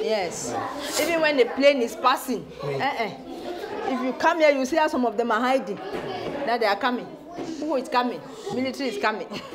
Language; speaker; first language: English; native; English